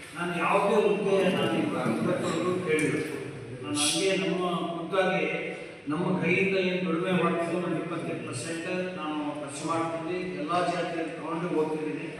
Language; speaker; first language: Kannada; non-native, local second language; Urdu